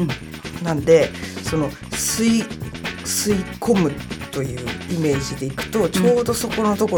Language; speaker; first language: Japanese; native; Japanese